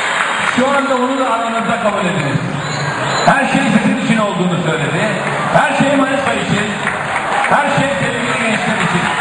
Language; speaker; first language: Turkish; native; Turkish